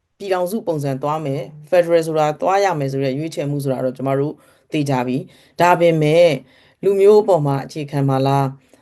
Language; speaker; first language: Burmese; native; Burmese